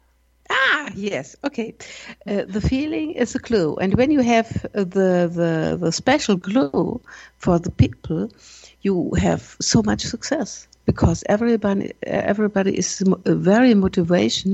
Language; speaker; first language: English; non-native, learner; German